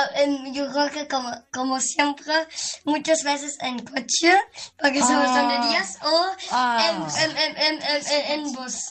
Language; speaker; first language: Spanish; early bilingual, heritage; Spanish